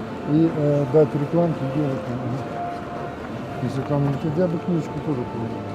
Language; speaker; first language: Russian; native; Russian